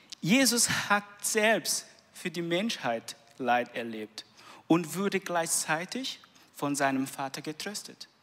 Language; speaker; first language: German; non-native, learner; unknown